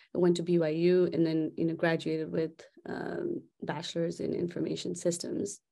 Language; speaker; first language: English; non-native, local second language; Nepali